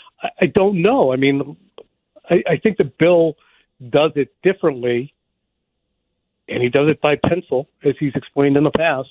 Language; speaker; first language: English; native; English